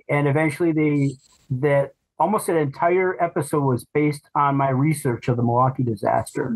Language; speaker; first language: English; native; English